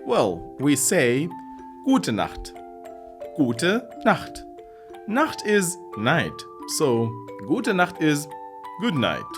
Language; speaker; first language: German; non-native, fluent; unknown